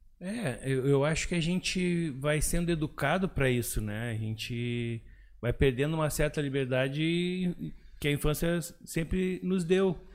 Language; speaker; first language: Portuguese; native; Portuguese